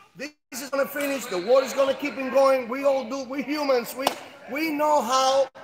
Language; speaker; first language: English; non-native, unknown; Spanish